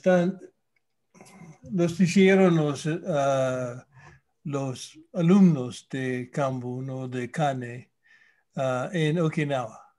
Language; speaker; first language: Spanish; non-native, fluent; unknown